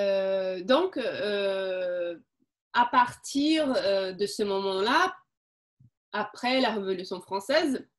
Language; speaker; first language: French; non-native, fluent; Portuguese